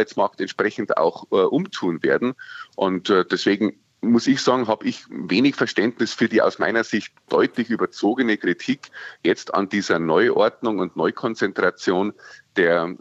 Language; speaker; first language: German; native; German